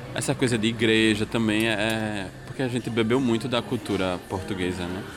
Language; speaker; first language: Portuguese; native; Portuguese